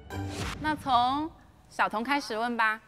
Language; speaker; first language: Chinese; native; Chinese